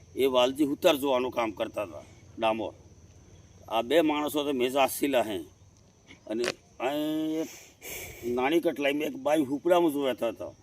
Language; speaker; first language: Gujarati; native; Gujarati